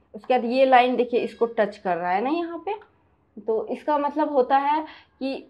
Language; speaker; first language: Hindi; native; Hindi